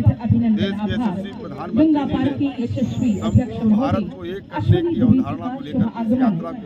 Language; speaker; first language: Hindi; native; Hindi